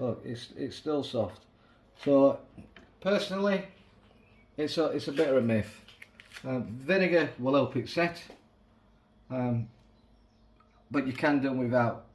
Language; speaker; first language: English; native; English